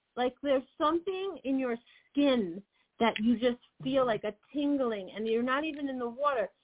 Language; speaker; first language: English; native; English